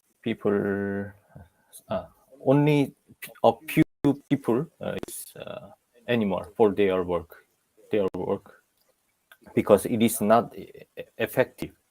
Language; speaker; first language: English; non-native, learner; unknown